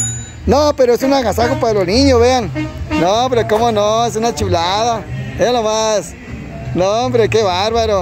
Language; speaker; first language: Spanish; native; Spanish